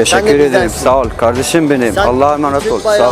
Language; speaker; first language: Turkish; non-native, learner; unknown